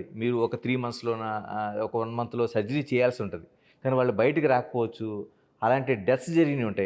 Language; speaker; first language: Telugu; native; Telugu